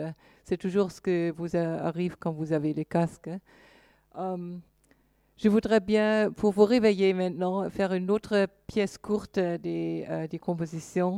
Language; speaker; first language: French; non-native, fluent; German